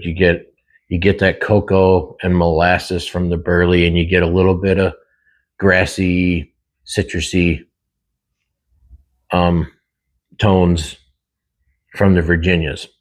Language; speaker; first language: English; native; English